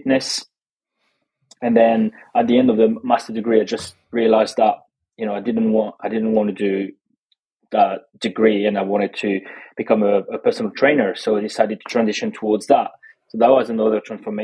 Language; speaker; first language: English; non-native, fluent; French